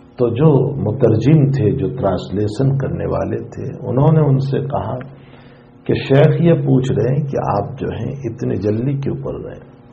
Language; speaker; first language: Urdu; non-native, local second language; Gujarati